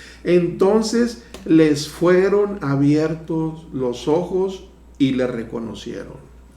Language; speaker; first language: Spanish; native; Spanish